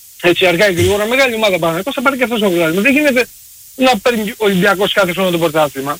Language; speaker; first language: Greek; early bilingual, heritage; Greek